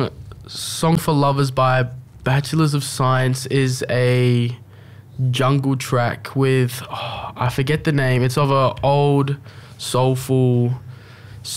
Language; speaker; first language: English; native; English